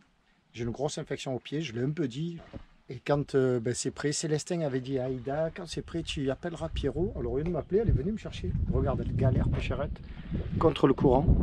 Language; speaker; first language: French; native; French